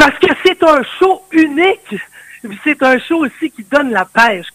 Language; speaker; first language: French; native; French